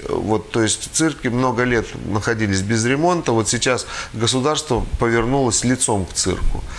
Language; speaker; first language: Russian; native; Russian